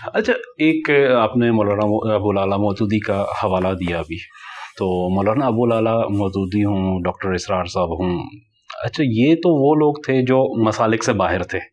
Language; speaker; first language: Urdu; native; Urdu